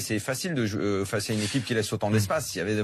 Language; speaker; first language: French; native; French